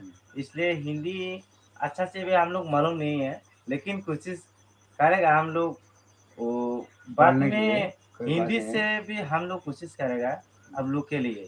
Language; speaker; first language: Hindi; non-native, local second language; Kok Borok